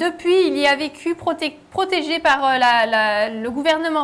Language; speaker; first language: French; native; French